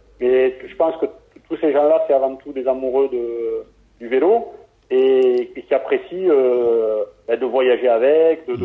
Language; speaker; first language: French; native; French